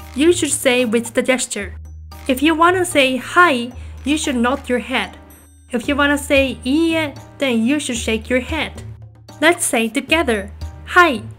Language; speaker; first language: English; non-native, fluent; Japanese